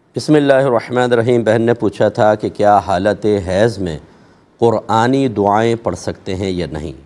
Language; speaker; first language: Urdu; native; Urdu